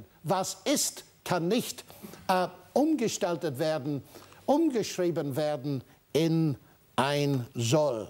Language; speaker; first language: German; non-native, fluent; English